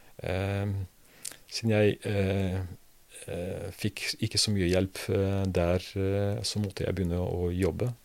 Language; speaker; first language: Norwegian; non-native, fluent; Serbian